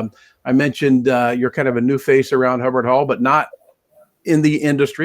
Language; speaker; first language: English; native; English